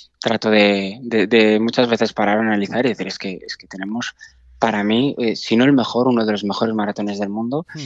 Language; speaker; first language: Spanish; early bilingual, other home language; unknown